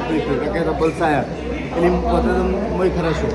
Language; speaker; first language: Russian; non-native, learner; Hindi